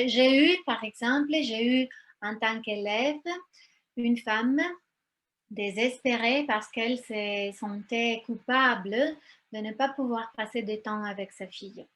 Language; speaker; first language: French; non-native, fluent; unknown